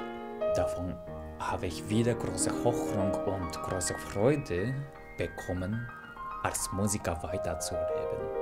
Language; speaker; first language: German; non-native, fluent; Japanese